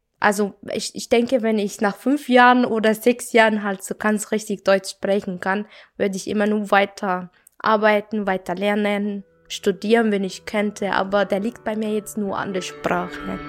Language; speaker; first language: German; non-native, learner; Arabic